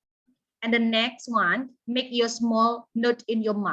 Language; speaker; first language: English; non-native, learner; Indonesian